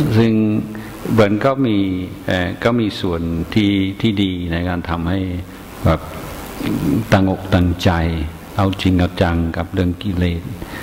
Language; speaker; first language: Thai; non-native, fluent; English